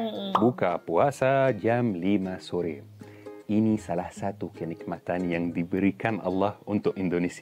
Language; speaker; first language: Indonesian; non-native, fluent; Arabic